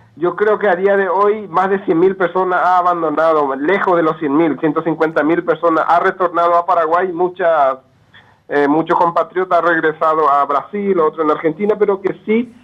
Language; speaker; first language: Spanish; native; Spanish